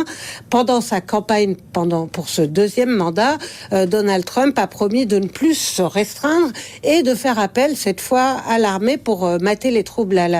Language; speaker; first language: French; native; French